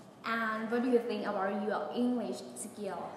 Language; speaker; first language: English; non-native, learner; Thai